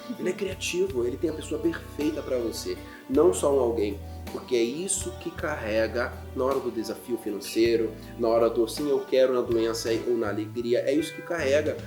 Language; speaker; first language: Portuguese; non-native, fluent; German